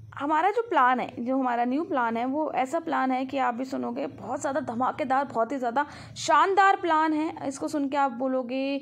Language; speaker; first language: Hindi; non-native, local second language; Punjabi